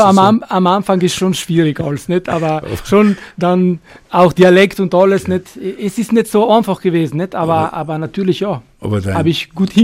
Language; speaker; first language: German; non-native, fluent; Albanian